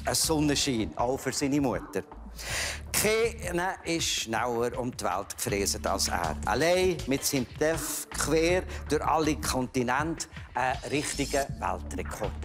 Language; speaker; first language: German; native; German